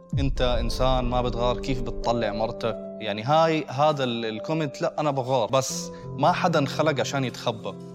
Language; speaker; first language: Arabic; native; Arabic